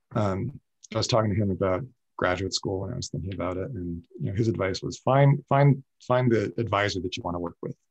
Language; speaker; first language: English; native; English